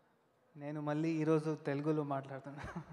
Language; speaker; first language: Telugu; non-native, learner; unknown